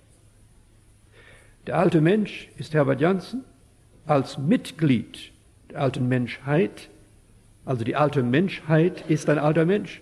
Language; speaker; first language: German; early bilingual, heritage; German